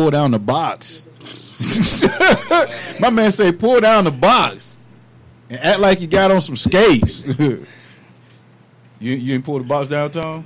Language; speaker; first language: English; native; English